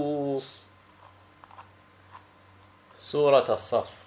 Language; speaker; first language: Arabic; native; Arabic